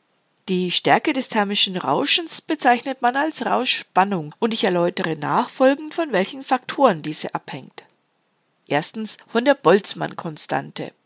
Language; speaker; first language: German; native; German